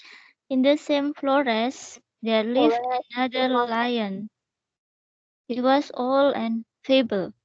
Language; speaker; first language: English; non-native, learner; Indonesian